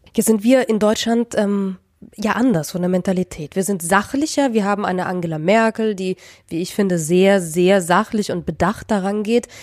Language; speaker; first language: German; native; German